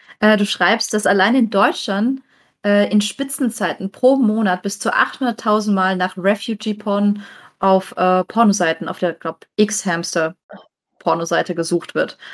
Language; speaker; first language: German; native; German